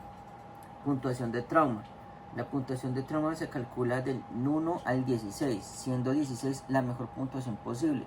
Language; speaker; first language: Spanish; native; Spanish